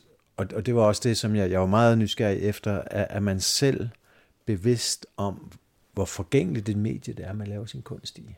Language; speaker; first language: Danish; native; Danish